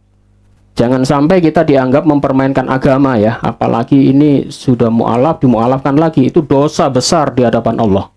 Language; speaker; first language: Indonesian; native; Indonesian